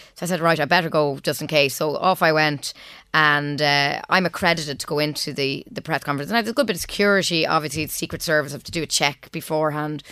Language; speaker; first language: English; native; English